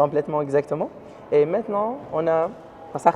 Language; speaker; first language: French; non-native, learner; Arabic